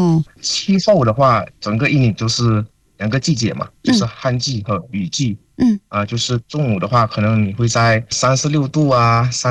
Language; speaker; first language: Chinese; non-native, fluent; Indonesian